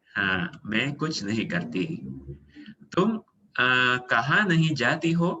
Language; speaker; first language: Hindi; non-native, fluent; Indonesian